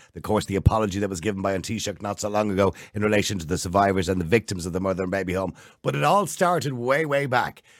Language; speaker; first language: English; native; English